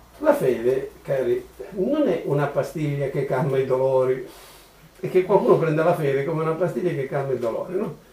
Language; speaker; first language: Italian; native; Italian